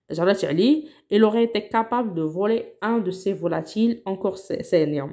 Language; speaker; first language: French; non-native, local second language; Arabic